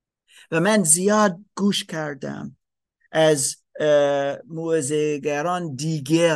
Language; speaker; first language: Persian; non-native, learner; English